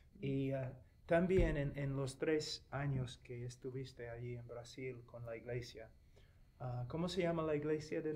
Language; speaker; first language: Spanish; non-native, fluent; English